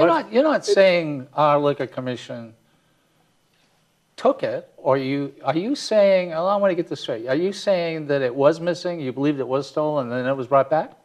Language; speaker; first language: English; native; English